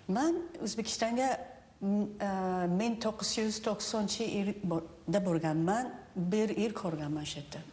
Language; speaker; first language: Uzbek; non-native, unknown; Japanese